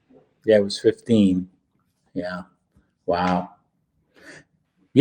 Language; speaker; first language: English; native; English